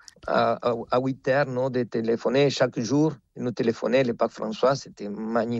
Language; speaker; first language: French; non-native, fluent; Spanish